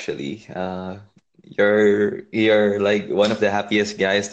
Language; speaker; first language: English; non-native, local second language; Filipino